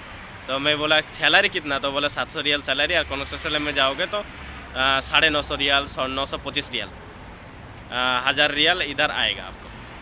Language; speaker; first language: Hindi; non-native, local second language; Bangla